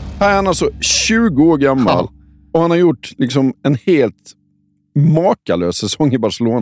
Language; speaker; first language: Swedish; native; Swedish